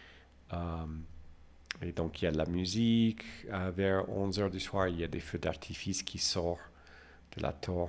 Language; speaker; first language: French; non-native, fluent; English